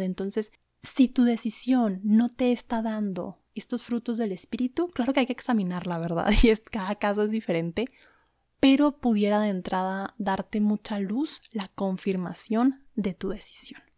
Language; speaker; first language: Spanish; native; Spanish